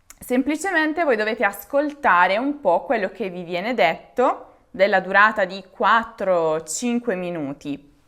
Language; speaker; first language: Italian; native; Italian